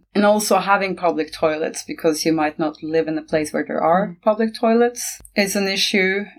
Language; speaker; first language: English; non-native, fluent; Norwegian